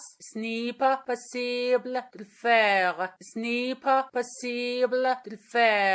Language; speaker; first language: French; non-native, fluent; Persian